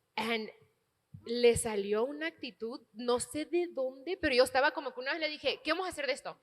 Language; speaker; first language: Spanish; early bilingual, heritage; Spanish